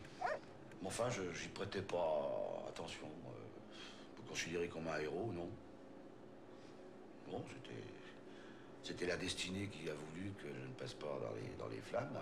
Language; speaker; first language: French; native; French